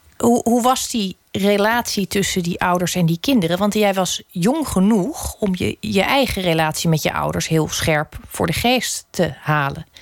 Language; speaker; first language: Dutch; native; Dutch